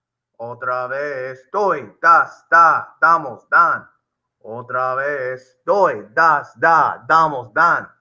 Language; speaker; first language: Spanish; non-native, fluent; English